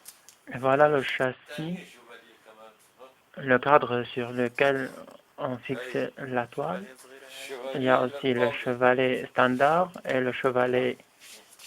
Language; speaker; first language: French; non-native, fluent; Arabic